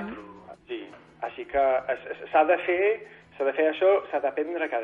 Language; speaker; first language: Catalan; non-native, fluent; English